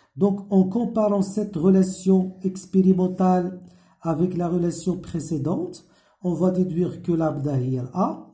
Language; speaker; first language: French; non-native, local second language; Arabic